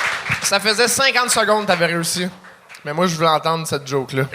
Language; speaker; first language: French; native; French